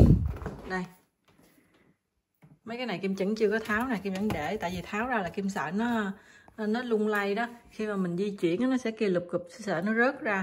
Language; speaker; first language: Vietnamese; native; Vietnamese